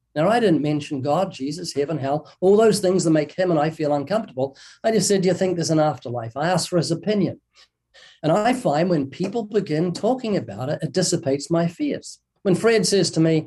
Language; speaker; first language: English; native; English